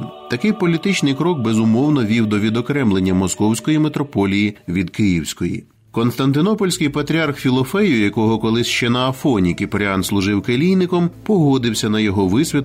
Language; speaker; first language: Ukrainian; native; Ukrainian